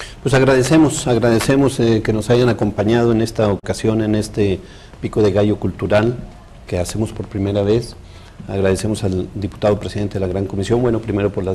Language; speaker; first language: Spanish; native; Spanish